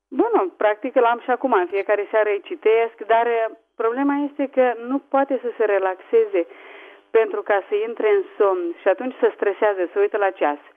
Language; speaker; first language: Romanian; native; Romanian